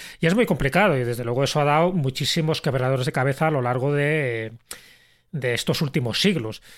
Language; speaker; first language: Spanish; native; Spanish